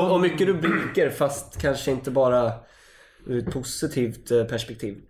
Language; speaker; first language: Swedish; native; Swedish